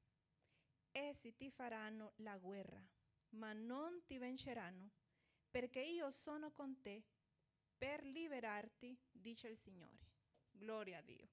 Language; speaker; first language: Italian; non-native, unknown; Portuguese